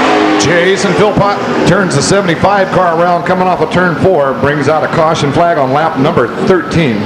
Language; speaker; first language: English; native; English